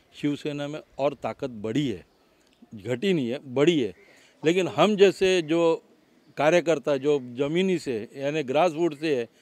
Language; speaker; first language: Hindi; non-native, local second language; Marathi